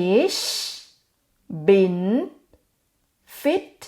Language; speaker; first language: German; non-native, fluent; Thai